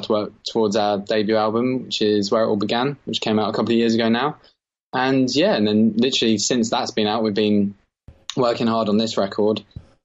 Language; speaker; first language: English; native; English